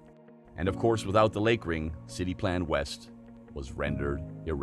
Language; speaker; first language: English; native; English